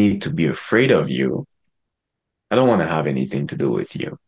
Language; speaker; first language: English; non-native, local second language; French